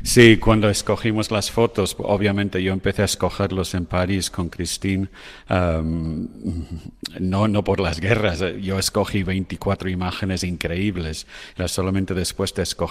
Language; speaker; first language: Spanish; non-native, fluent; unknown